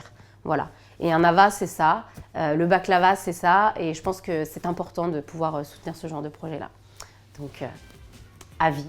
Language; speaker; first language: French; native; French